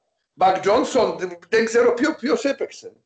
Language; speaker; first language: Greek; non-native, learner; Serbian